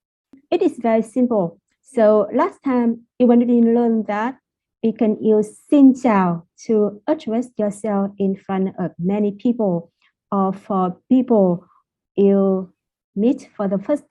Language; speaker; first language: English; non-native, fluent; Vietnamese